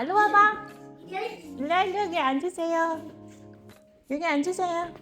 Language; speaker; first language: Korean; non-native, learner; Cebuano